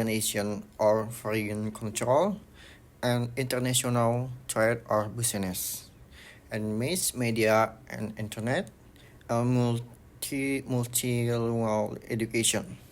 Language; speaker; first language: English; non-native, learner; Indonesian